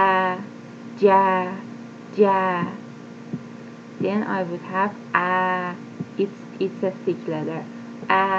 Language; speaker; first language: English; non-native, fluent; Persian